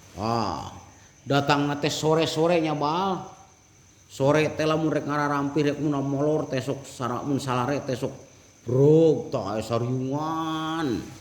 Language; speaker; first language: Sundanese; native; Sundanese